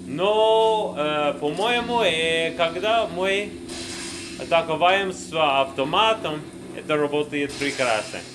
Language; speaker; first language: Russian; non-native, learner; English